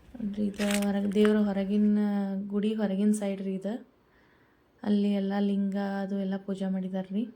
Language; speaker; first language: Kannada; native; Kannada